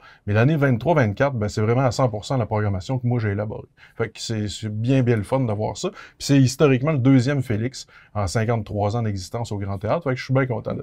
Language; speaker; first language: French; native; French